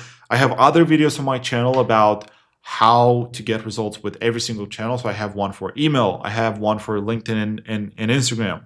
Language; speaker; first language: English; non-native, fluent; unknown